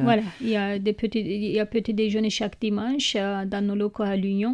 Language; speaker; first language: French; non-native, learner; Kurdish